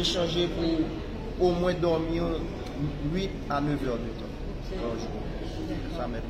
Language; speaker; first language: French; non-native, learner; Haitian Creole